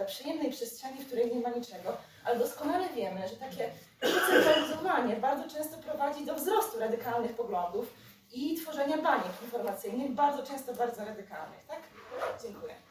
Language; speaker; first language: Polish; native; Polish